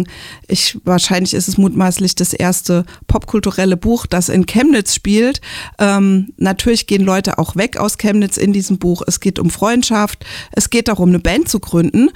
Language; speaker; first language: German; native; German